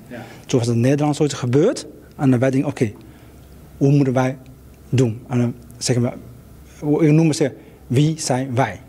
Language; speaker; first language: Dutch; non-native, learner; Chinese